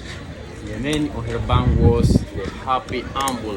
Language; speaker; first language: English; non-native, fluent; Spanish